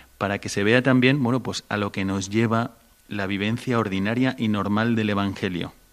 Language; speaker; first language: Spanish; native; Spanish